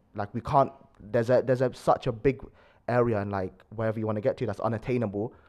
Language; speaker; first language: English; native; English